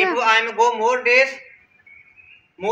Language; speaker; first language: English; non-native, learner; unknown